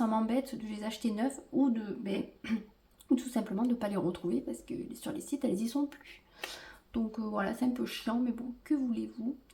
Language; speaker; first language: French; native; French